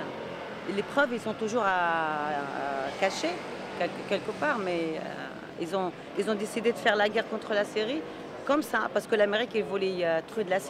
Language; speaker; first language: French; non-native, fluent; Arabic